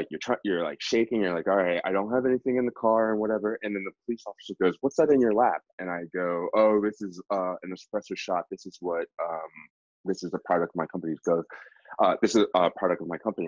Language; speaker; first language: English; native; English